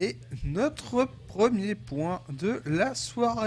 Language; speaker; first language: French; native; French